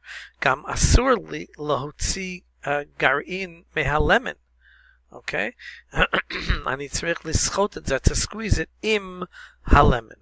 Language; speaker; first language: Hebrew; non-native, fluent; English